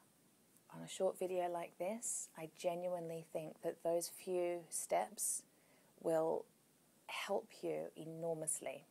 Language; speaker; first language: English; native; English